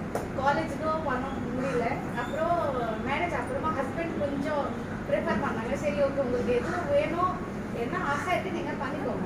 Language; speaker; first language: Tamil; non-native, learner; Bangla